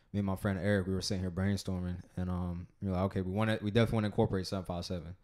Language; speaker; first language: English; native; English